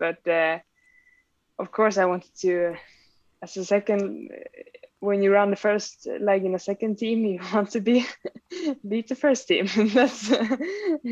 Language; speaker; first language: English; non-native, fluent; Swedish